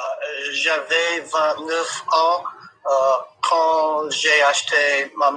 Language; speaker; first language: French; non-native, learner; English